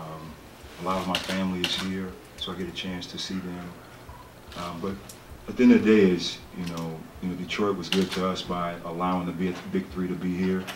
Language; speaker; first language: English; native; English